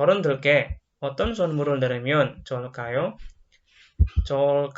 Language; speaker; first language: Korean; non-native, fluent; Indonesian